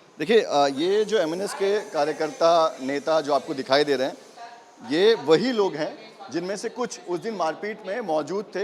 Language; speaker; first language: Hindi; native; Hindi